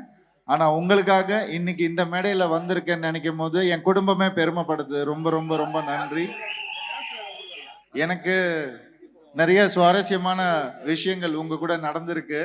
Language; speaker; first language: Tamil; native; Tamil